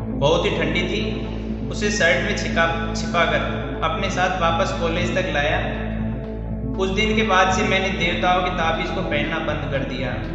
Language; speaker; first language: Hindi; native; Hindi